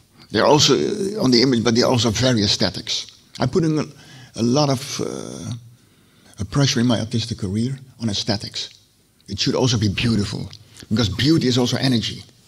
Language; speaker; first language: English; non-native, fluent; Dutch